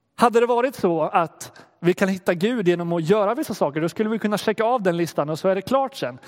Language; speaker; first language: Swedish; native; Swedish